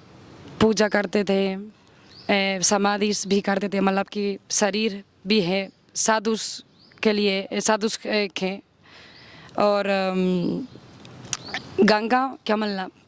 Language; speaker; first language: Hindi; non-native, learner; Spanish